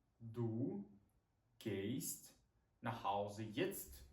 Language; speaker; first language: German; non-native, fluent; Ukrainian